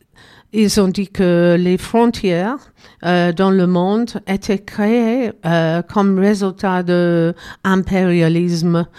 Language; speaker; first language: French; non-native, learner; English